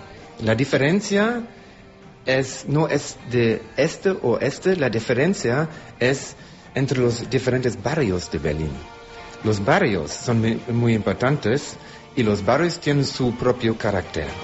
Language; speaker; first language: Spanish; non-native, fluent; German